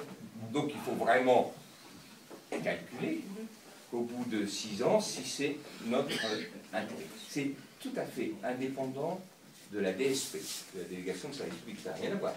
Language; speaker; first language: French; native; French